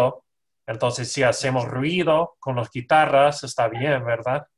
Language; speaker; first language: Spanish; non-native, fluent; English